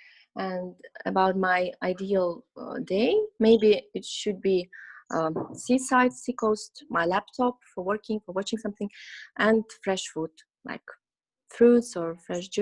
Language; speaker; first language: English; non-native, learner; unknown